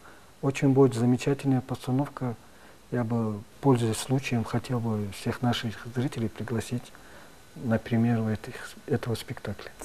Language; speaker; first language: Russian; non-native, local second language; Tajik